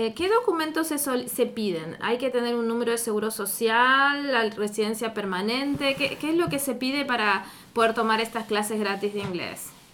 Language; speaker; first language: Spanish; native; Spanish